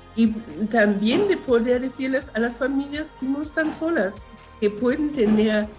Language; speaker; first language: Spanish; non-native, fluent; German